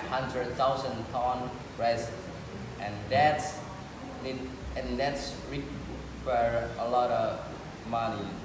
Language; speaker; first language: English; non-native, learner; Indonesian